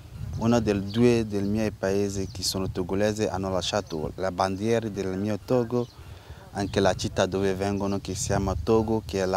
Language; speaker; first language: Italian; non-native, learner; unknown